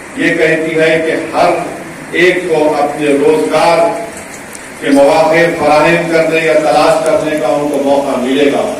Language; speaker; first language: Urdu; native; Urdu